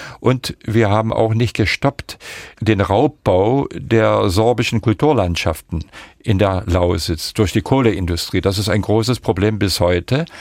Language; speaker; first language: German; non-native, local second language; Upper Sorbian